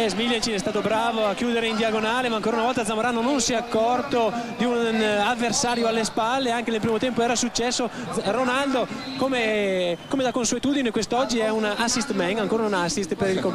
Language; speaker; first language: Italian; native; Italian